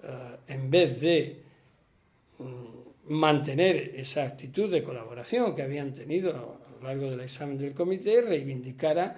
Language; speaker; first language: Spanish; native; Spanish